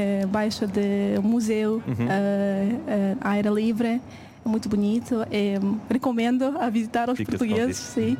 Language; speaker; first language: Portuguese; non-native, fluent; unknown